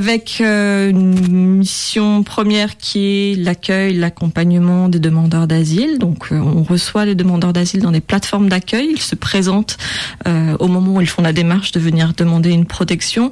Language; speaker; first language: French; native; French